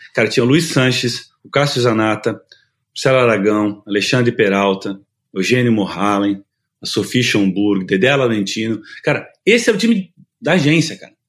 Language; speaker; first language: Portuguese; native; Portuguese